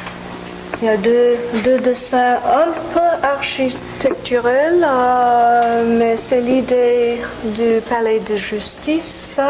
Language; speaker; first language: French; non-native, fluent; English